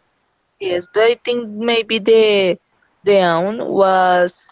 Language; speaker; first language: English; non-native, learner; Spanish